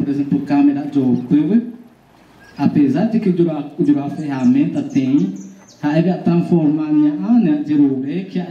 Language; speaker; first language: Portuguese; non-native, local second language; Guarani